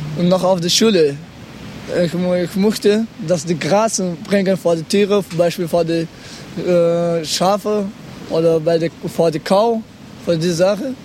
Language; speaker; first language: German; non-native, learner; Pashto